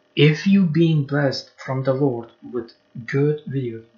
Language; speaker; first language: English; non-native, fluent; Lithuanian